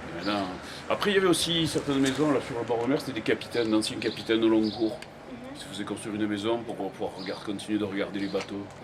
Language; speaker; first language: French; native; French